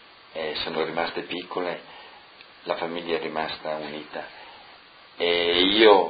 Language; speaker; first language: Italian; non-native, local second language; Friulian